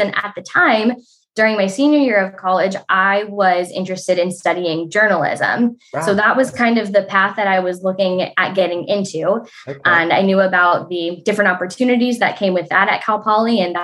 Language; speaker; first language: English; native; English